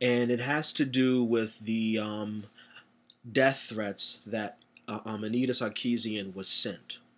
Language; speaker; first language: English; native; English